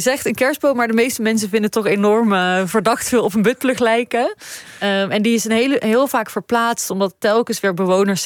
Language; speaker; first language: Dutch; native; Dutch